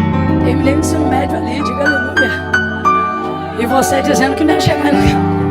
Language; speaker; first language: Portuguese; native; Portuguese